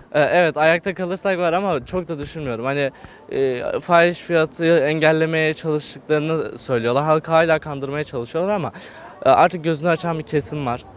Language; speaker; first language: Turkish; native; Turkish